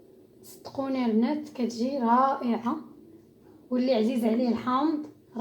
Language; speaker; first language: Arabic; native; Arabic